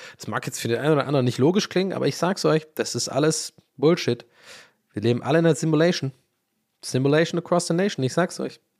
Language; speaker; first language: German; early bilingual, other home language; English